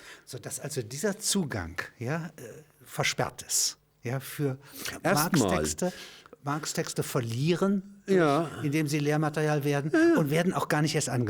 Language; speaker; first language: German; native; German